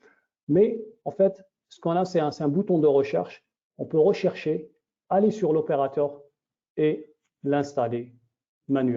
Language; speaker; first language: French; native; French